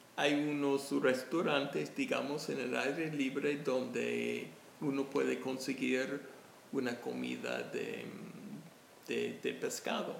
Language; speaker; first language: Spanish; non-native, fluent; English